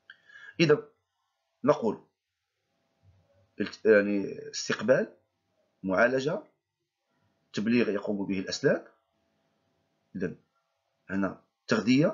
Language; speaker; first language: Arabic; native; Arabic